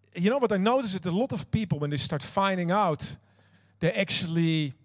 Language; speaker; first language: English; non-native, fluent; Dutch